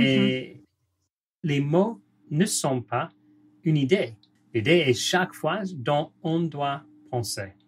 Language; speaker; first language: French; non-native, learner; English